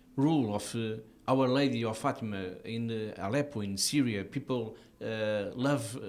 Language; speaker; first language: English; non-native, fluent; Portuguese